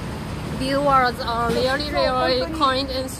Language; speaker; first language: English; non-native, learner; Japanese